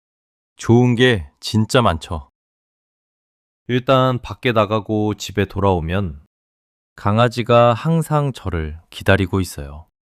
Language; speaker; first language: Korean; early bilingual, heritage; English